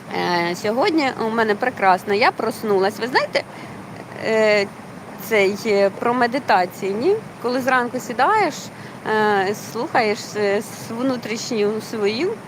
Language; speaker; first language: Ukrainian; native; Ukrainian